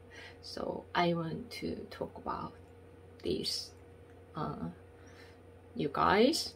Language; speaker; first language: English; non-native, learner; Korean